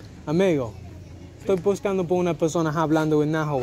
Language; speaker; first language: Spanish; non-native, learner; English